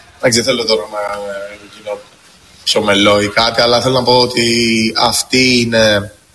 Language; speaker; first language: Greek; early bilingual, heritage; English